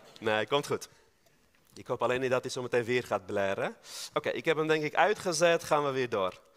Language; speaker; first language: Dutch; non-native, fluent; Armenian